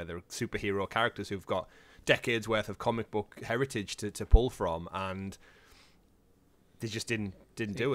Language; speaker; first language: English; native; English